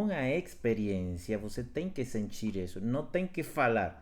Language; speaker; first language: Portuguese; non-native, fluent; Spanish